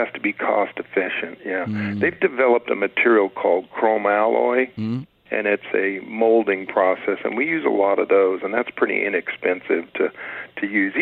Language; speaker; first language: English; native; English